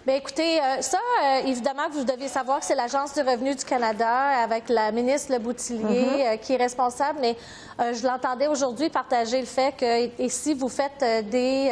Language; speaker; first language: French; native; French